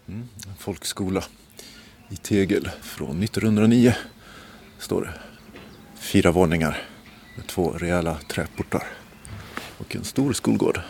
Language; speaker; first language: Swedish; native; Swedish